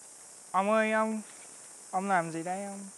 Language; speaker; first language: Vietnamese; early bilingual, heritage; Vietnamese